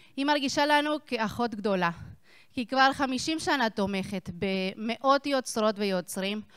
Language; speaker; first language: Hebrew; non-native, fluent; Spanish